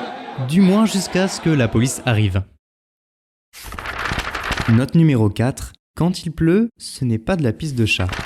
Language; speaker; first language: French; native; French